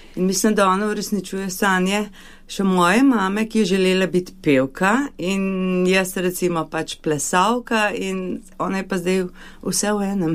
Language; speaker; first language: Slovenian; early bilingual, other home language; Hungarian